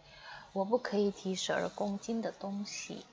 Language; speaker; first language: Chinese; non-native, fluent; Indonesian